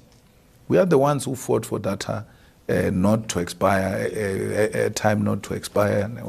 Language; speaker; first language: English; non-native, local second language; Northern Sotho